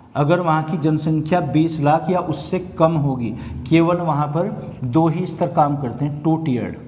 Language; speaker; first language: Hindi; native; Hindi